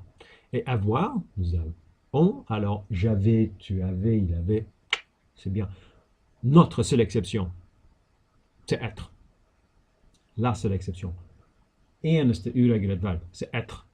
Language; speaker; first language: French; non-native, fluent; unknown